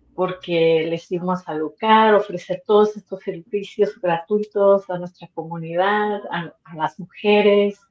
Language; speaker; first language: Spanish; early bilingual, heritage; Spanish